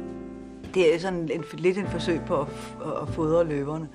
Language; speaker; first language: Danish; native; Danish